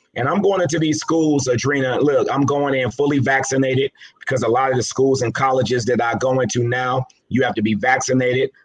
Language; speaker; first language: English; native; English